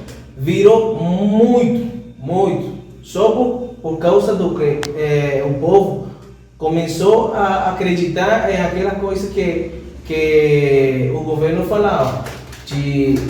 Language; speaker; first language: Portuguese; non-native, fluent; Spanish